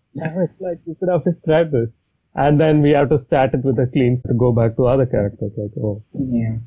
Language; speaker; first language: English; non-native, local second language; Tamil